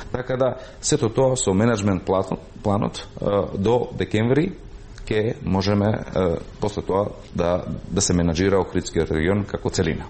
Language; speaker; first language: Macedonian; native; Macedonian